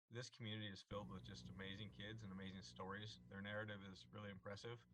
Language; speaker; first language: English; native; English